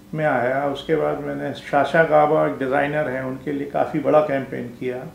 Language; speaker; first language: Hindi; native; Hindi